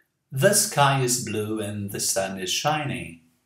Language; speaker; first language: English; non-native, fluent; Portuguese